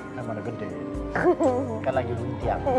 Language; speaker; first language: Indonesian; native; Indonesian